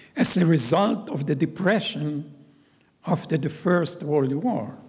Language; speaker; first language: English; non-native, fluent; Hebrew